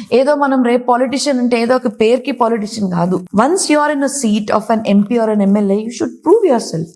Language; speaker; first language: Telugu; non-native, local second language; Kannada